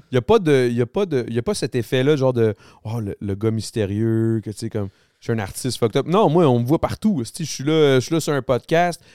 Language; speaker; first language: French; native; French